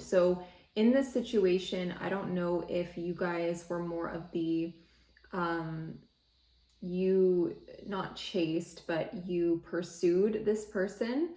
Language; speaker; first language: English; native; English